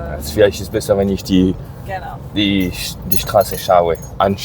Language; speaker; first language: German; non-native, learner; Persian